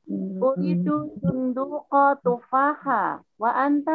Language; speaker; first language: Arabic; non-native, learner; Indonesian